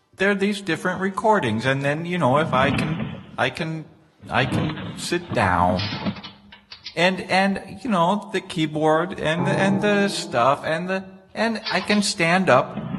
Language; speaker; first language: English; native; English